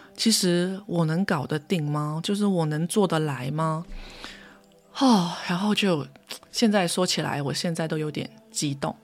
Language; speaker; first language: Chinese; non-native, local second language; Cantonese